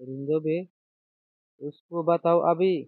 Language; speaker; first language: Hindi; non-native, learner; Bangla